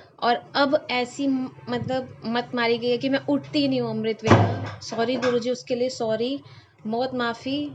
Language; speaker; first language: Hindi; native; Hindi